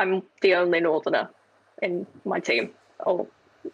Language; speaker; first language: English; native; English